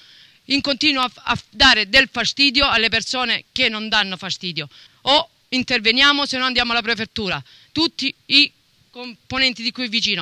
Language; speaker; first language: Italian; native; Italian